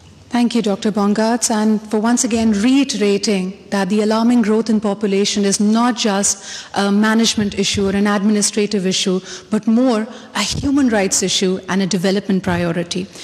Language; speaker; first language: English; non-native, local second language; Hindi